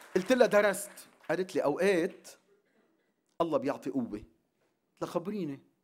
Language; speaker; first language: Arabic; non-native, local second language; Armenian